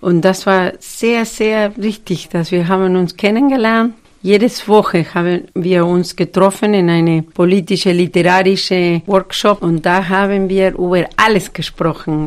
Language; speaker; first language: German; non-native, fluent; Spanish